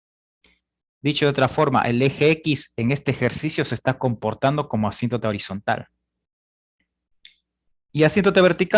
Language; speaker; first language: Spanish; native; Spanish